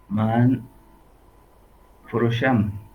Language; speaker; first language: Persian; non-native, learner; Urdu